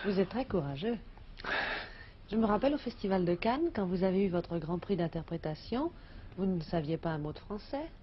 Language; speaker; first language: French; native; French